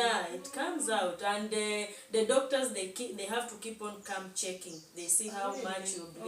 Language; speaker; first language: English; non-native, local second language; Swahili